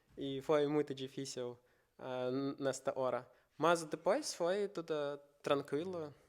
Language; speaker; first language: Portuguese; non-native, learner; Russian